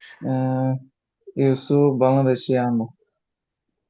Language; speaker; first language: Portuguese; non-native, learner; Bangla